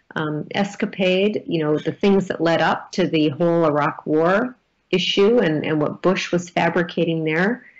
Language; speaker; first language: English; native; English